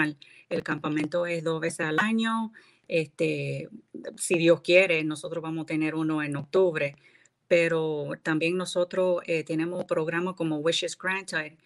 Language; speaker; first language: Spanish; early bilingual, heritage; English